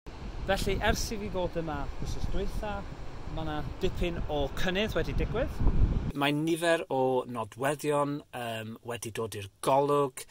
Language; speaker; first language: Welsh; native; Welsh